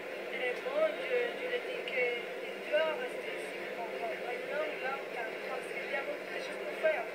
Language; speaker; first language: French; non-native, learner; Spanish